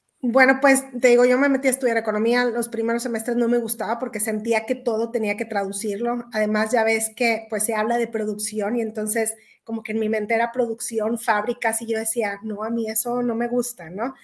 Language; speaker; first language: Spanish; native; Spanish